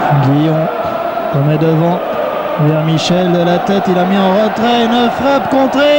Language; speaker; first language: French; native; French